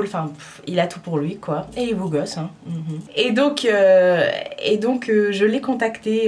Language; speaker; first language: French; native; French